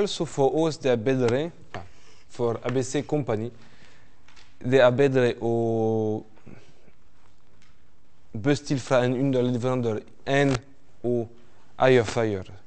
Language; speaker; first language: Norwegian; non-native, fluent; French